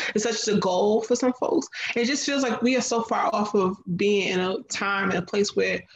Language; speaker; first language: English; native; English